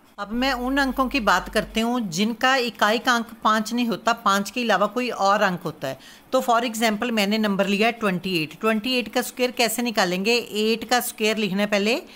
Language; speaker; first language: Hindi; non-native, local second language; Punjabi